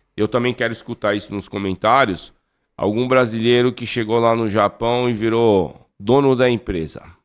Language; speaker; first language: Portuguese; native; Portuguese